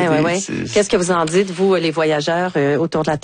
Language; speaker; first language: French; native; French